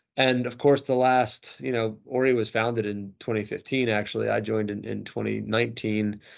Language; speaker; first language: English; native; English